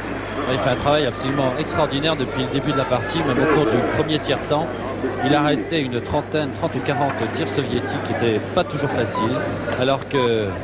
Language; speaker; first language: French; native; French